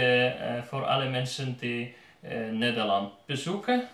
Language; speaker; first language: Dutch; non-native, learner; Polish